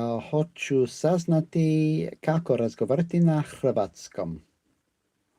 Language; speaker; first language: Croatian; non-native, learner; English